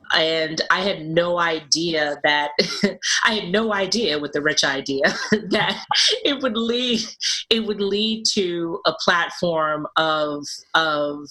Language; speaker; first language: English; native; English